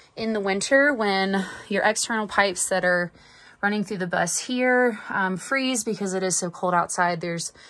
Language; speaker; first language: English; native; English